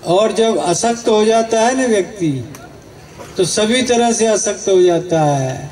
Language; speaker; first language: Hindi; non-native, local second language; Gujarati